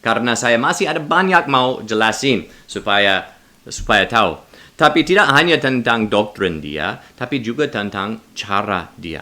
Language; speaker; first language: Indonesian; non-native, learner; English